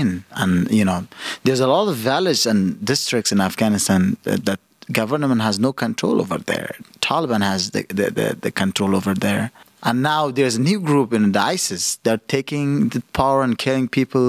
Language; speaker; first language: English; non-native, fluent; Persian